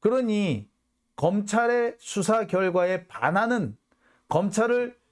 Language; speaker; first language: Korean; native; Korean